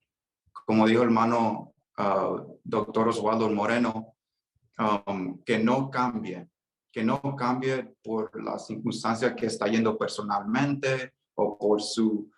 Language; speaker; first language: Spanish; early bilingual, heritage; Spanish